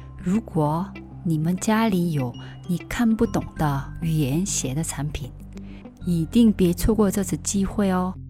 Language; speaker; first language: Chinese; non-native, learner; Korean